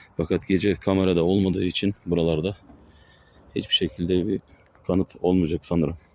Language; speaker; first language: Turkish; native; Turkish